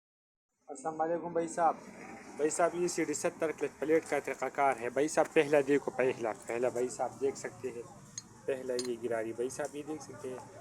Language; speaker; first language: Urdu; non-native, local second language; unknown